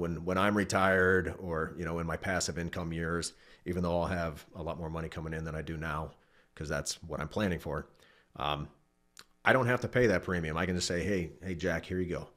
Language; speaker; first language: English; native; English